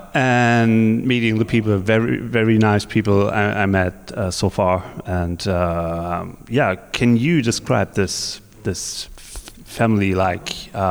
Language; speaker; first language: English; non-native, fluent; German